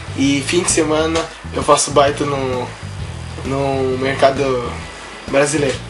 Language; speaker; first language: Portuguese; early bilingual, heritage; Portuguese